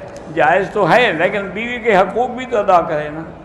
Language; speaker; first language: Urdu; native; Urdu